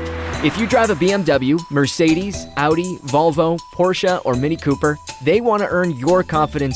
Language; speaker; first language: English; native; English